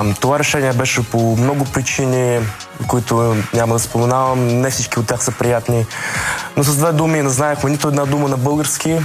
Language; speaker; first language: Bulgarian; early bilingual, other home language; Russian